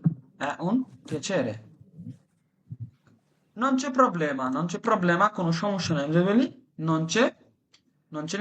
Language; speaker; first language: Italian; non-native, fluent; Bangla